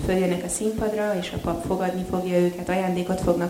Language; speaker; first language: Hungarian; native; Hungarian